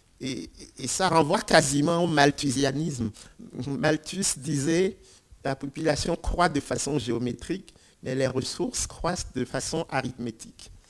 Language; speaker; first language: French; non-native, local second language; Ewe